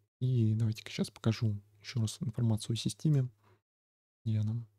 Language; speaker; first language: Russian; native; Russian